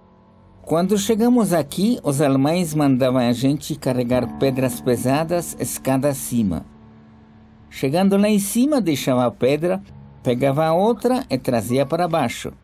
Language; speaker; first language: Portuguese; non-native, fluent; Polish